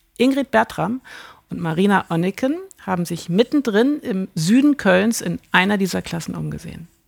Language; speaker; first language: German; native; German